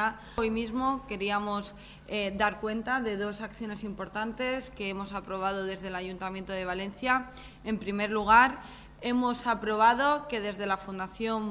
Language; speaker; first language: Spanish; native; Spanish